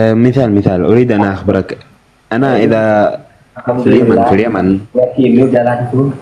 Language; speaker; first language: Arabic; native; Arabic